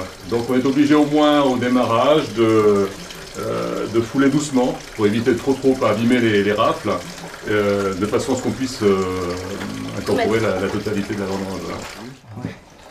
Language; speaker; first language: French; native; French